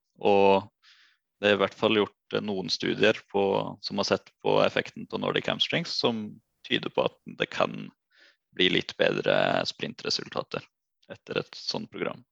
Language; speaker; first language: Norwegian; native; Norwegian